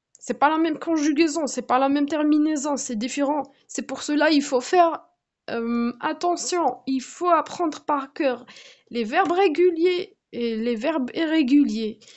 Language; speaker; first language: French; non-native, local second language; Arabic